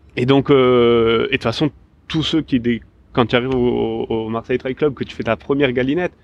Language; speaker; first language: French; native; French